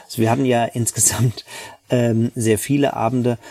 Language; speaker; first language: German; native; German